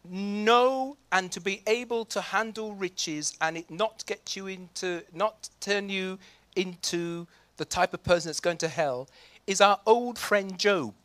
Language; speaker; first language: English; native; English